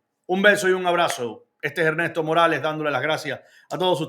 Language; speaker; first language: Spanish; native; Spanish